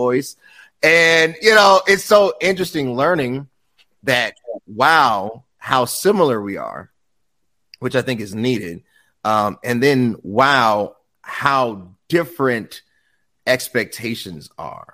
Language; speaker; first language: English; native; English